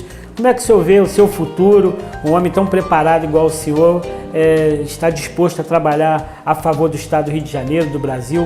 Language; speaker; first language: Portuguese; native; Portuguese